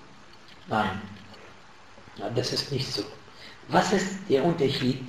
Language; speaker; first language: German; non-native, fluent; Arabic